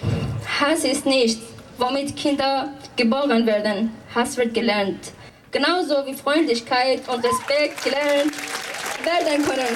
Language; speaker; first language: German; non-native, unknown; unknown